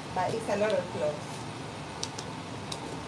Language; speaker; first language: English; non-native, learner; Spanish